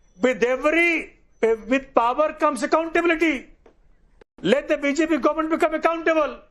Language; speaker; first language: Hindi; native; Hindi